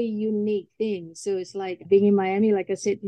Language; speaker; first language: English; non-native, local second language; Malay